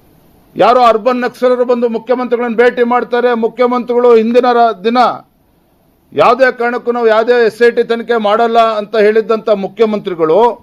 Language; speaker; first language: Kannada; native; Kannada